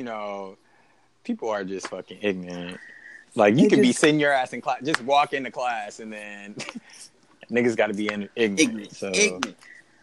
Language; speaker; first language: English; native; English